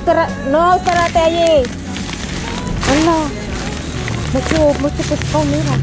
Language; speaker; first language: Spanish; non-native, learner; Filipino